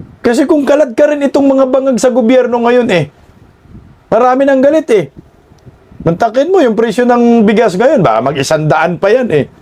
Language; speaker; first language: Filipino; non-native, local second language; Cebuano